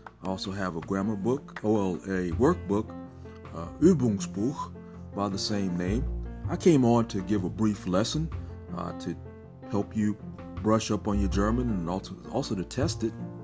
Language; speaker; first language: English; native; English